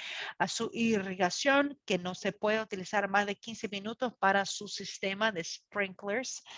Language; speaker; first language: Spanish; non-native, fluent; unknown